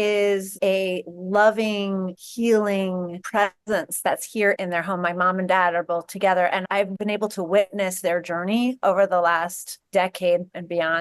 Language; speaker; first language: English; native; English